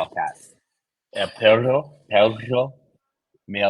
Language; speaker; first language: Spanish; non-native, learner; English